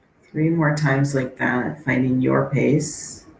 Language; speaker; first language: English; native; English